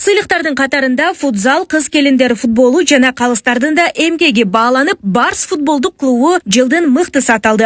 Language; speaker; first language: Kyrgyz; native; Kyrgyz